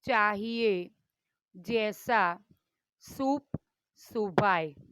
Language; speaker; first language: Hindi; non-native, local second language; Gujarati